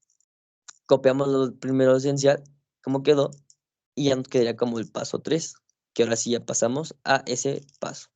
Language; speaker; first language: Spanish; native; Spanish